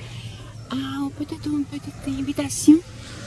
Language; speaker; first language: French; non-native, learner; English